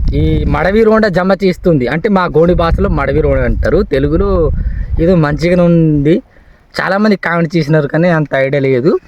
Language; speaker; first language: Telugu; non-native, local second language; Gondi